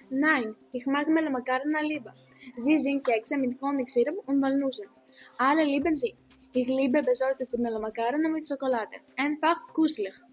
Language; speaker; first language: German; non-native, learner; Greek